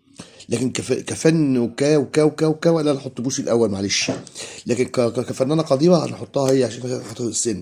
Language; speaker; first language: Arabic; native; Arabic